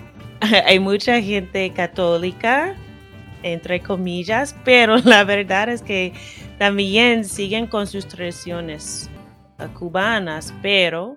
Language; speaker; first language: Spanish; non-native, fluent; English